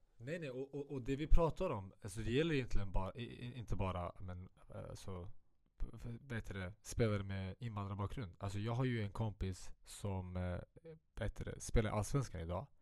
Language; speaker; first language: Swedish; early bilingual, other home language; Central Kurdish